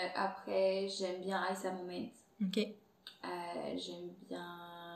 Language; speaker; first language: French; non-native, fluent; Portuguese